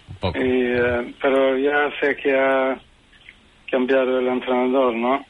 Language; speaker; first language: Spanish; non-native, fluent; Swedish